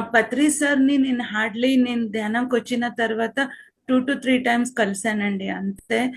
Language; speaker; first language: Telugu; non-native, local second language; Kannada